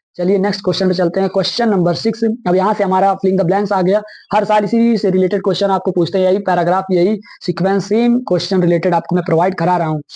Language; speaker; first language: Hindi; native; Hindi